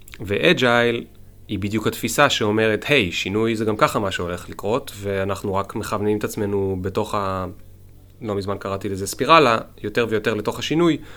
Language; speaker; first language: Hebrew; native; Hebrew